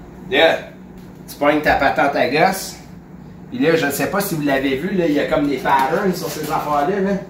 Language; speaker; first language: French; native; French